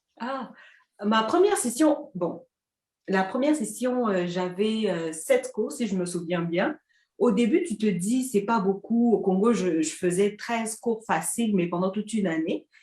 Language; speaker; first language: French; non-native, local second language; Lingala